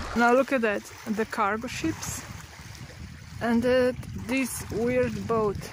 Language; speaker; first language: English; non-native, learner; Slovenian